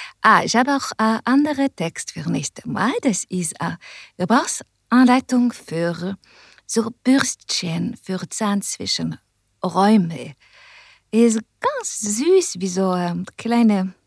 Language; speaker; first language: German; non-native, learner; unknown